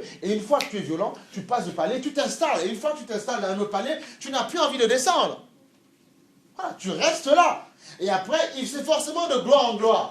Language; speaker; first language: French; native; French